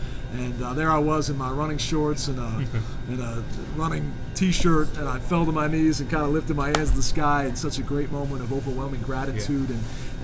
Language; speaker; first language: English; native; English